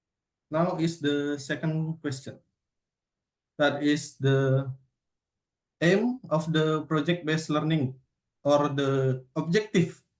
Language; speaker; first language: English; non-native, learner; Indonesian